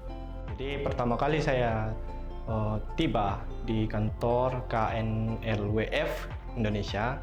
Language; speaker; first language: Indonesian; non-native, local second language; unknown